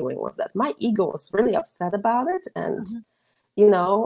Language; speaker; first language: English; non-native, fluent; Polish